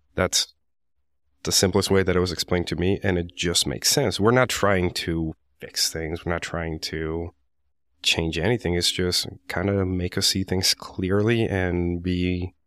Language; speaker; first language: English; non-native, fluent; Spanish